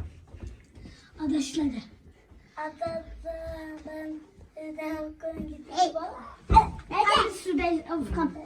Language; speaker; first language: Turkish; early bilingual, other home language; Uyghur